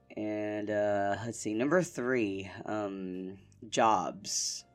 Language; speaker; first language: English; non-native, local second language; Filipino